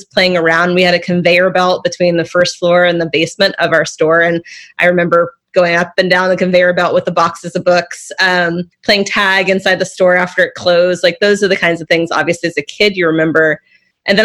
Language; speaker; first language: English; native; English